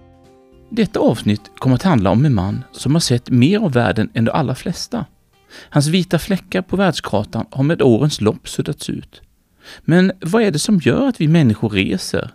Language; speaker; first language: Swedish; native; Swedish